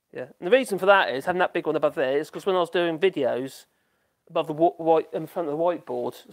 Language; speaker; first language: English; native; English